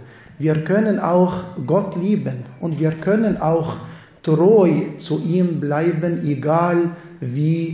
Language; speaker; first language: German; non-native, fluent; Arabic